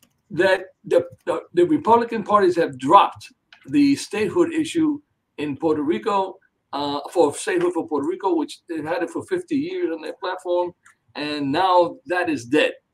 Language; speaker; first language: English; early bilingual, other home language; Spanish